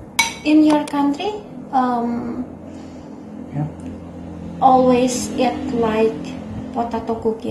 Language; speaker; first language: English; non-native, learner; Indonesian